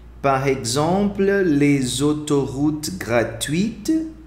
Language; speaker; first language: French; non-native, fluent; Portuguese